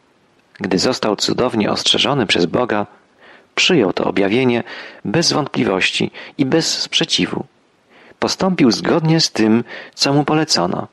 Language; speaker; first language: Polish; native; Polish